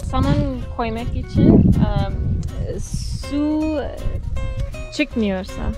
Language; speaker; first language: Turkish; non-native, learner; English